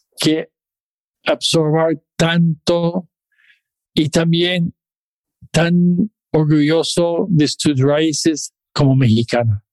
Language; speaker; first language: Spanish; non-native, fluent; English